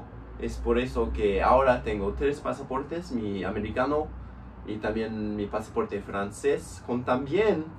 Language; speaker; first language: Spanish; non-native, fluent; English